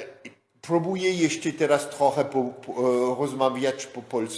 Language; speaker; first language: Polish; non-native, learner; French